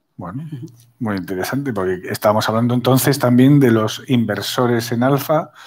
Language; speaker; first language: Spanish; native; Spanish